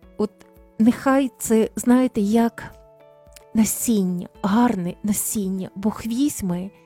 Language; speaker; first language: Ukrainian; native; Ukrainian